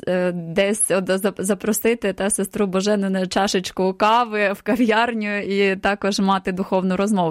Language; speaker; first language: Ukrainian; native; Ukrainian